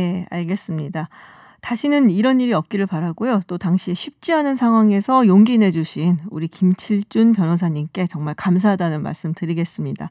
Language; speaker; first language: Korean; native; Korean